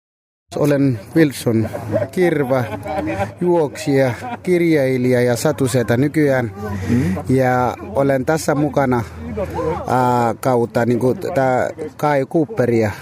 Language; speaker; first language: Finnish; non-native, fluent; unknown